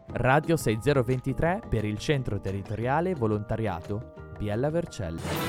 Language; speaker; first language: Italian; native; Italian